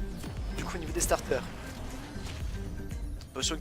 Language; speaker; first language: French; native; French